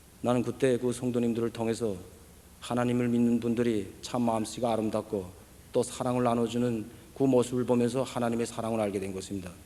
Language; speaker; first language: Korean; native; Korean